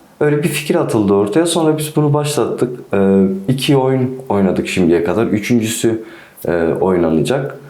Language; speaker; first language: Turkish; non-native, local second language; Kurdish